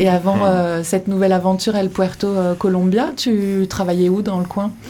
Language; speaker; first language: French; native; French